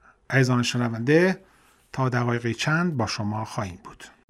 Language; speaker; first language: Persian; native; Persian